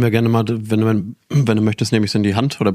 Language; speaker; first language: German; native; German